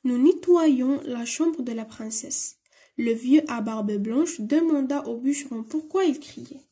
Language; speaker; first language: French; non-native, local second language; Arabic